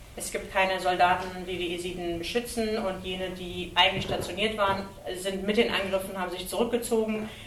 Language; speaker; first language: German; early bilingual, other home language; Kurdish